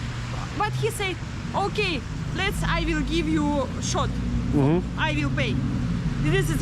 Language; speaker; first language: English; non-native, learner; Russian